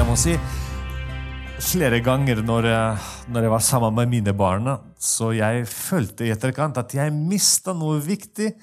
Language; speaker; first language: Norwegian; non-native, fluent; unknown